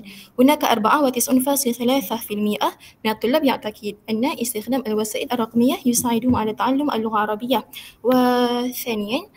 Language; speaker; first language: Arabic; non-native, learner; Malay